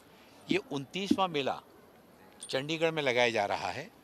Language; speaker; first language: Hindi; native; Hindi